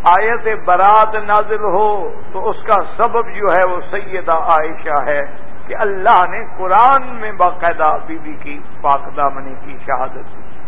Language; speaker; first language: Urdu; native; Urdu